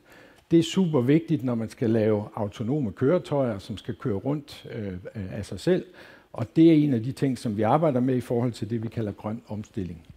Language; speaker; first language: Danish; native; Danish